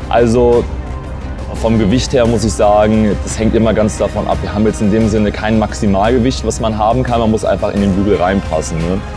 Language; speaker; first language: German; native; German